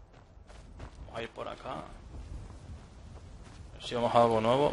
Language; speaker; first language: Spanish; native; Spanish